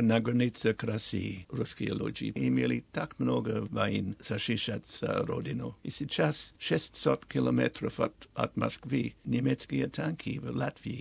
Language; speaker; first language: Russian; non-native, learner; English